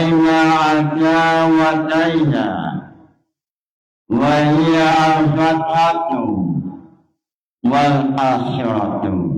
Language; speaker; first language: Arabic; non-native, fluent; Indonesian